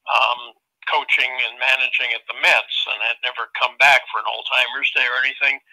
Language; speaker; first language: English; native; English